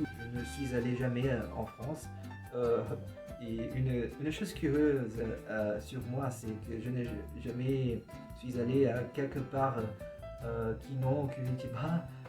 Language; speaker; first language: French; non-native, learner; Portuguese